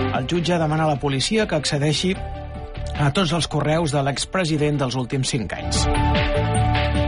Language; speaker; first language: Catalan; native; Catalan